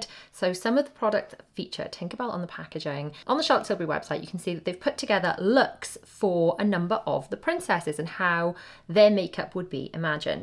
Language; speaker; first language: English; native; English